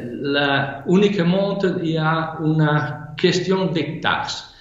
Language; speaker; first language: French; non-native, fluent; Italian